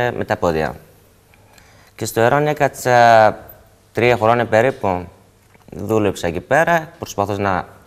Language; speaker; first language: Greek; non-native, fluent; Persian